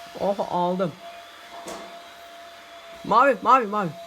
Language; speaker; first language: Turkish; native; Turkish